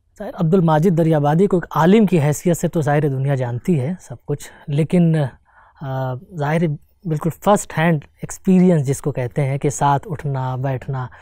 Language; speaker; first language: Hindi; native; Hindi